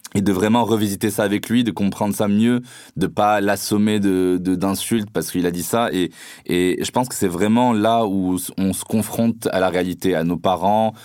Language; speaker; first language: French; non-native, local second language; Arabic